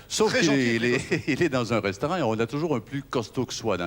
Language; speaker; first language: French; native; French